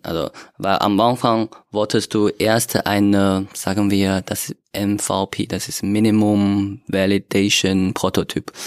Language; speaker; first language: German; non-native, learner; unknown